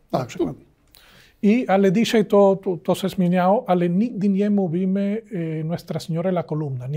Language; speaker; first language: Polish; non-native, learner; Spanish